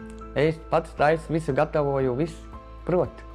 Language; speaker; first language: Latvian; non-native, local second language; Russian